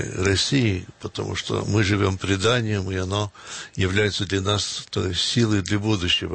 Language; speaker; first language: Russian; early bilingual, heritage; Russian